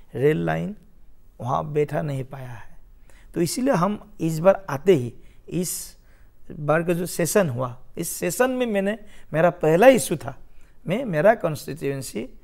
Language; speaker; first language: Hindi; non-native, local second language; Assamese